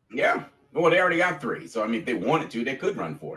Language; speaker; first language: English; native; English